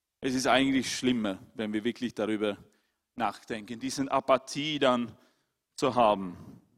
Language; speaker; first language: German; non-native, fluent; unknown